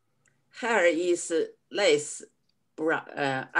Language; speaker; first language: English; non-native, learner; Chinese